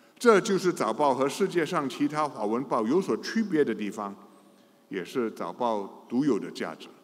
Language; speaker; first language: Chinese; non-native, local second language; English